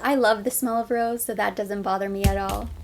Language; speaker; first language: English; native; English